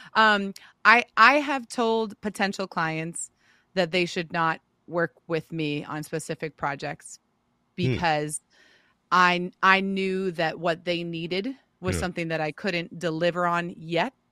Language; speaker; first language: English; native; English